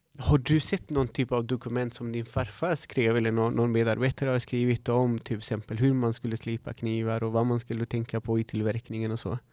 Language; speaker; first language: Swedish; non-native, fluent; Spanish